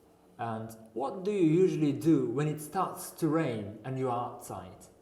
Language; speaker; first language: English; non-native, fluent; Uzbek